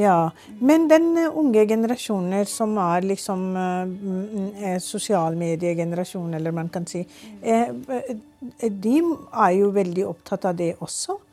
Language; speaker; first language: Norwegian; non-native, fluent; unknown